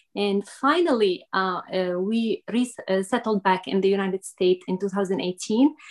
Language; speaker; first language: English; non-native, fluent; Arabic